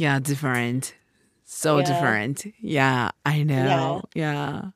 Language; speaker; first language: English; non-native, learner; Japanese